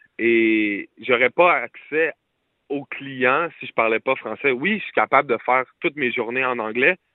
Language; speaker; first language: French; native; French